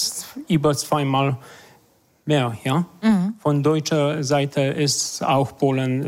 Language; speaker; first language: German; non-native, fluent; Polish